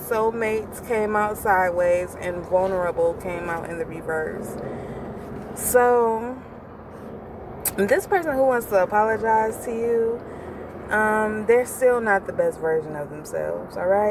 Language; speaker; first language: English; native; English